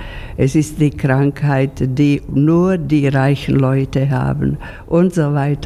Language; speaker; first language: German; non-native, fluent; Slovak